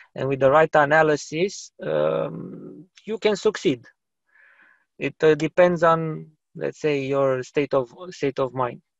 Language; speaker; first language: English; non-native, fluent; Romanian